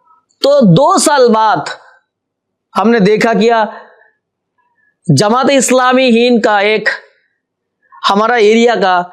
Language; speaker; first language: Hindi; non-native, local second language; Bangla